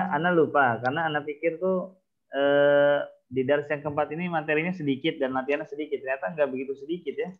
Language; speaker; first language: Indonesian; native; Indonesian